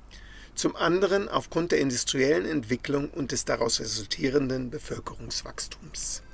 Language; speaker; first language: German; native; German